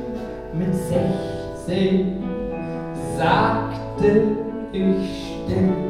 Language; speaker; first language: German; native; German